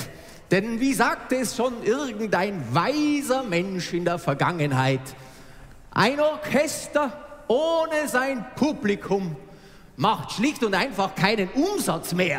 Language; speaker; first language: German; native; German